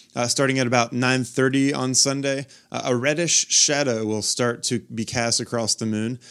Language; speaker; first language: English; native; English